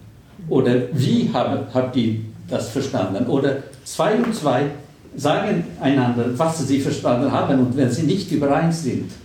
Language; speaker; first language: German; non-native, fluent; Swedish